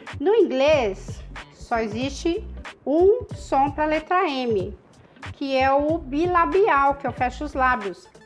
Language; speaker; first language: Portuguese; native; Portuguese